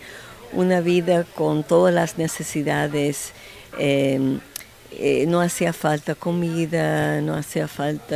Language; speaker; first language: Spanish; non-native, fluent; English